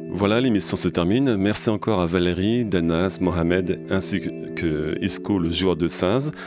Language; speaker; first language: French; native; French